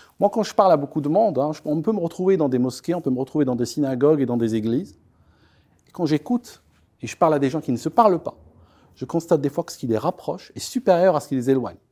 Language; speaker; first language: French; non-native, local second language; Arabic